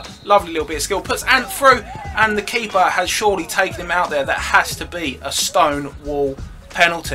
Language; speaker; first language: English; native; English